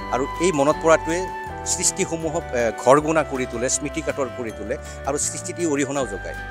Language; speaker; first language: Assamese; native; Assamese